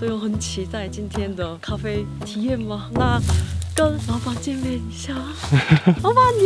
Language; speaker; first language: Chinese; non-native, fluent; Korean